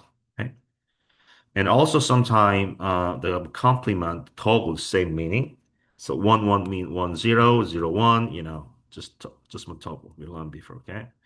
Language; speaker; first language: English; non-native, fluent; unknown